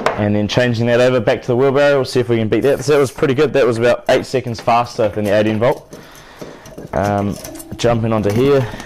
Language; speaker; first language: English; native; English